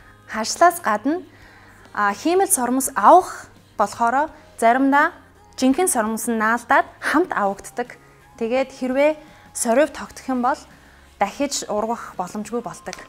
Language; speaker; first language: Mongolian; non-native, fluent; English